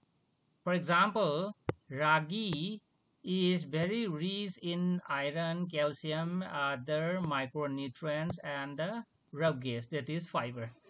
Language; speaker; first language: English; non-native, local second language; Manipuri